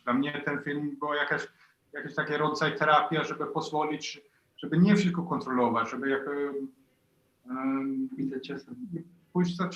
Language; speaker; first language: Polish; non-native, fluent; Swedish